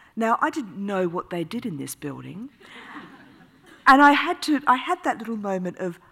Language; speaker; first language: English; native; English